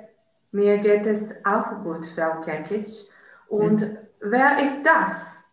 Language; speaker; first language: German; non-native, learner; Serbian